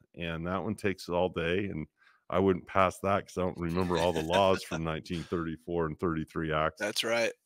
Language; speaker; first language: English; native; English